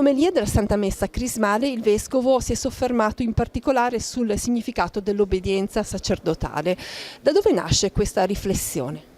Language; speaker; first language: Italian; native; Italian